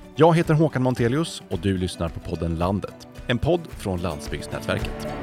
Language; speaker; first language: Swedish; native; Swedish